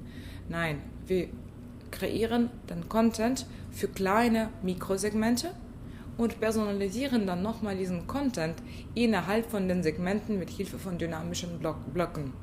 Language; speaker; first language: German; non-native, fluent; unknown